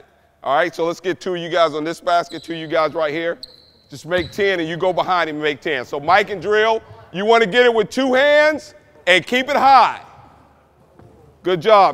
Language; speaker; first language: English; native; English